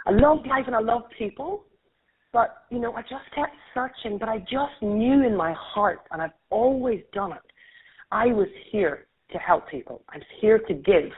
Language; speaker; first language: English; native; English